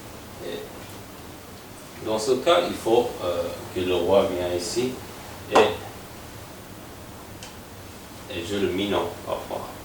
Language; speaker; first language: French; non-native, fluent; Japanese